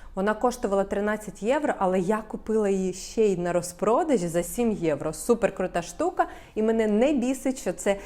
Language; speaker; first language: Ukrainian; native; Ukrainian